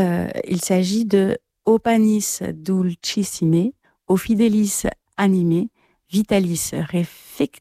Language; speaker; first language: French; native; French